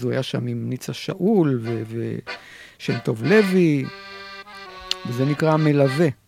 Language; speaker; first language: Hebrew; native; Hebrew